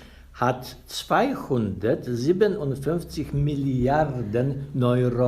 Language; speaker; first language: German; non-native, fluent; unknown